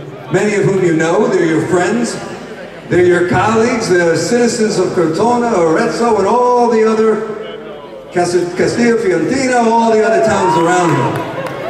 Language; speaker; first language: English; native; English